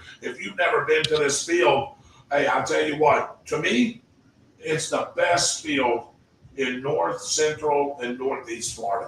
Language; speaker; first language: English; native; English